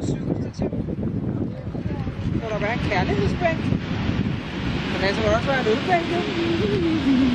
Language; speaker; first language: Danish; native; Danish